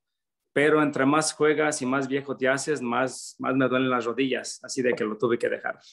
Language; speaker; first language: Spanish; early bilingual, other home language; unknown